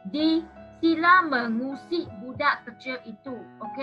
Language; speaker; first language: Malay; non-native, local second language; Chinese